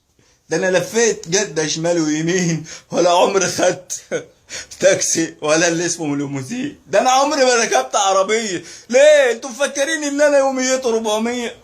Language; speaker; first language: Arabic; native; Arabic